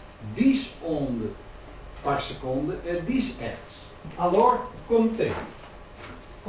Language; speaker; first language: French; non-native, learner; Dutch